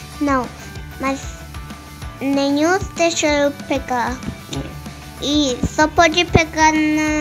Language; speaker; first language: Portuguese; early bilingual, heritage; Portuguese